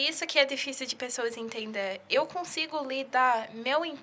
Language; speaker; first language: Portuguese; early bilingual, heritage; English